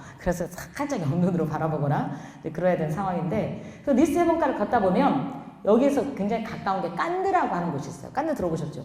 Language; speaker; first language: Korean; native; Korean